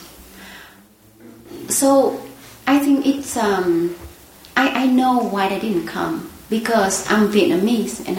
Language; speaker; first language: English; non-native, fluent; Vietnamese